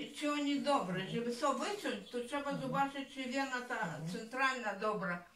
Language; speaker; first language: Polish; early bilingual, heritage; Polish